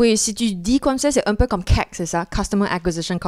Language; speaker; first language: French; non-native, fluent; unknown